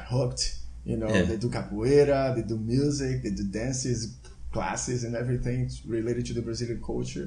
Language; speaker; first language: English; non-native, fluent; Portuguese